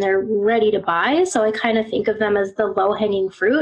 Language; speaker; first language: English; native; English